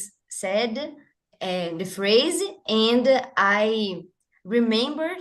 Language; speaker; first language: English; non-native, learner; Portuguese